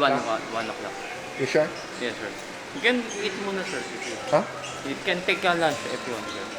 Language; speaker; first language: English; non-native, local second language; Filipino